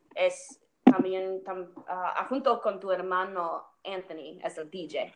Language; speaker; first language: Spanish; non-native, learner; English